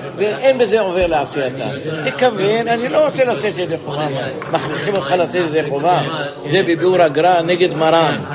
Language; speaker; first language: Hebrew; native; Hebrew